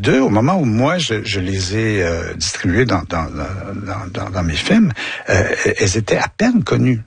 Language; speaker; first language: French; native; French